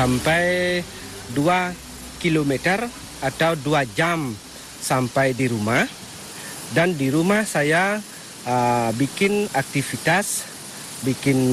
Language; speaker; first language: Indonesian; non-native, local second language; Balinese